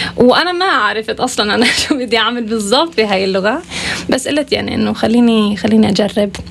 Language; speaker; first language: Arabic; non-native, fluent; Swedish